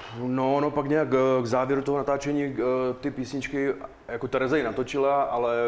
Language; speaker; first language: Czech; native; Czech